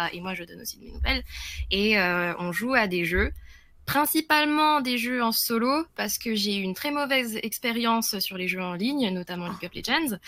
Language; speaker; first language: French; early bilingual, other home language; Vietnamese